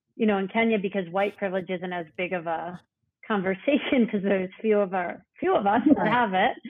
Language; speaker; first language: English; native; English